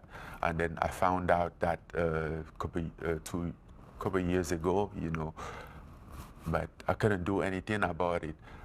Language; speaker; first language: English; non-native, fluent; French